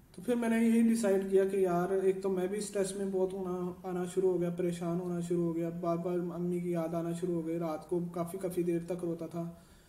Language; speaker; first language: Urdu; non-native, local second language; Punjabi